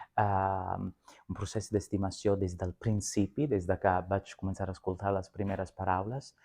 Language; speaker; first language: Catalan; non-native, fluent; Sicilian